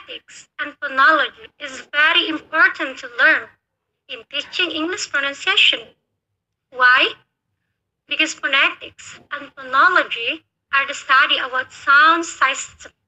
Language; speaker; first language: English; non-native, learner; Indonesian